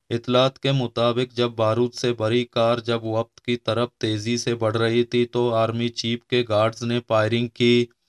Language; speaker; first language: Urdu; non-native, local second language; Baluchi